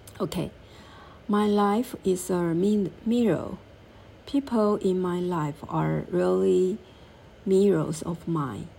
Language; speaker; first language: English; non-native, learner; Chinese